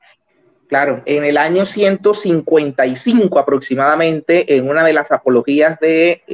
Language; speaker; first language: Spanish; native; Spanish